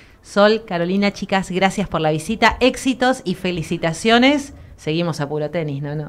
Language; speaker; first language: Spanish; native; Spanish